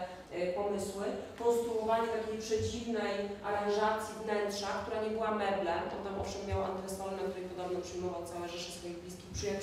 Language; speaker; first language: Polish; native; Polish